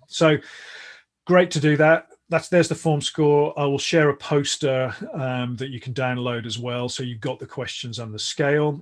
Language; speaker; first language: English; native; English